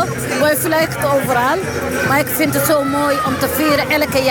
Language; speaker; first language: Dutch; non-native, learner; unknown